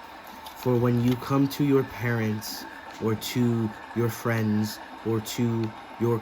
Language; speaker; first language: English; native; English